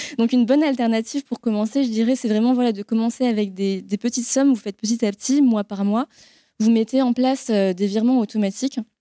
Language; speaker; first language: French; native; French